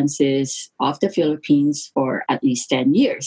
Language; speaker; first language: English; non-native, local second language; Filipino